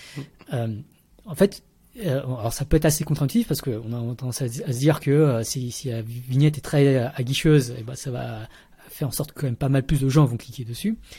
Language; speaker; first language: French; early bilingual, other home language; Vietnamese